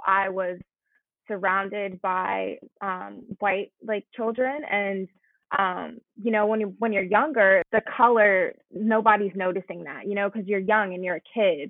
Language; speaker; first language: English; native; English